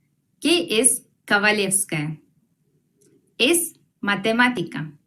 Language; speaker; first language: Spanish; non-native, fluent; Russian